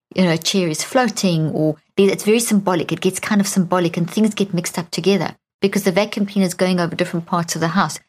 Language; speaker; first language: English; native; English